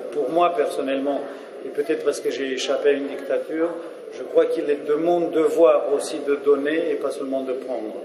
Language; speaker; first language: French; non-native, fluent; Romanian